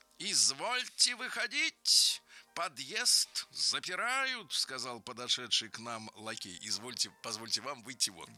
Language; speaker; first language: Russian; native; Russian